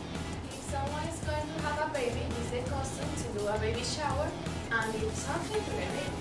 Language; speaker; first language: English; non-native, learner; Spanish